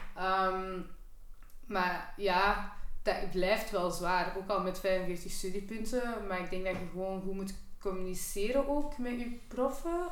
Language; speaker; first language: Dutch; native; Dutch